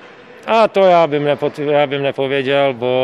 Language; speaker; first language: Polish; non-native, learner; Czech